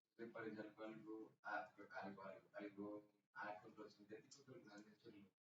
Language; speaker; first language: Spanish; native; Spanish